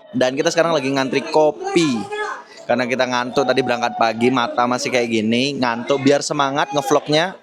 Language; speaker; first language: Indonesian; native; Indonesian